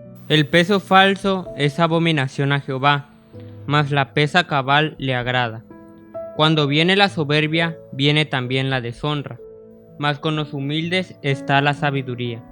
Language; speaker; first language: Spanish; native; Spanish